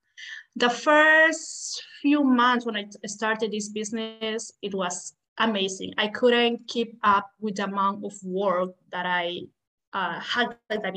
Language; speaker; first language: English; non-native, fluent; Spanish